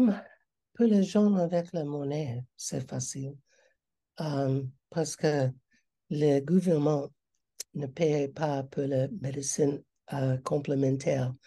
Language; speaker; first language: French; non-native, learner; English